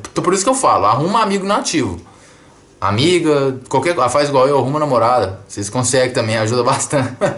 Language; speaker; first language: Portuguese; native; Portuguese